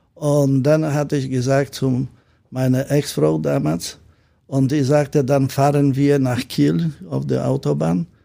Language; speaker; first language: German; non-native, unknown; Polish